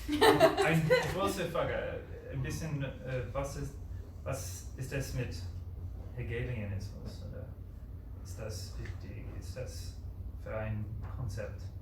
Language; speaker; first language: German; non-native, learner; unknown